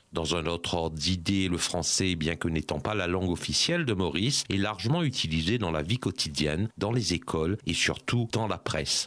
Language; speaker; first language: French; non-native, local second language; Morisyen